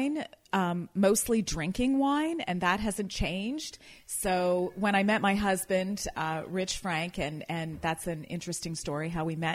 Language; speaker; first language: English; native; English